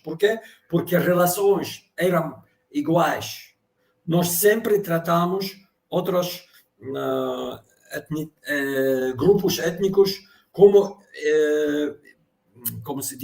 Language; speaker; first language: Portuguese; non-native, fluent; Russian